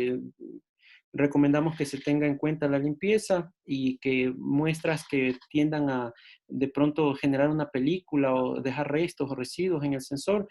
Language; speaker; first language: Spanish; native; Spanish